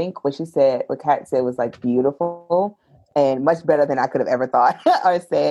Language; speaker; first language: English; native; English